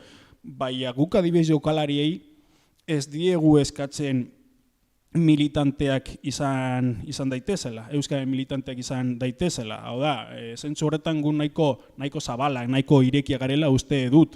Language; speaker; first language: Basque; native; Basque